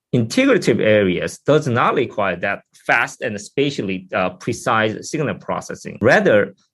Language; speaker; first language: English; non-native, fluent; Korean